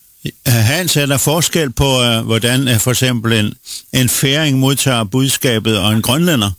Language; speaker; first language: Danish; non-native, local second language; Faroese